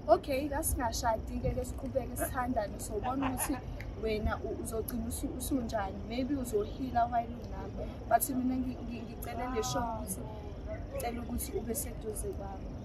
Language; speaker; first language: Zulu; native; Zulu